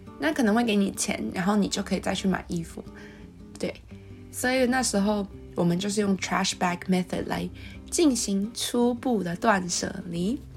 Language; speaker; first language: Chinese; native; Chinese